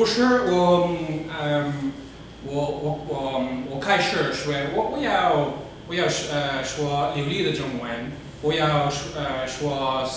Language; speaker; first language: Chinese; non-native, learner; English